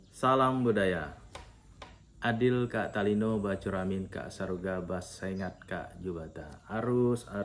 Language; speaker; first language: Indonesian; non-native, local second language; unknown